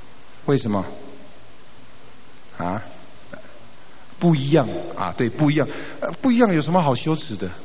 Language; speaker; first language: Chinese; native; Chinese